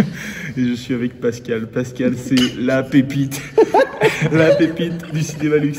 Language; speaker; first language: French; native; French